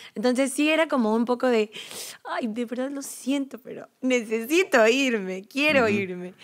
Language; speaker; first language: Spanish; native; Spanish